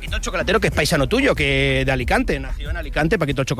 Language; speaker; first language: Spanish; native; Spanish